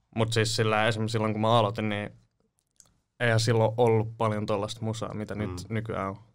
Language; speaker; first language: Finnish; native; Finnish